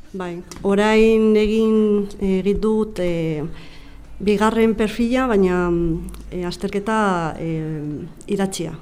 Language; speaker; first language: Basque; non-native, learner; Spanish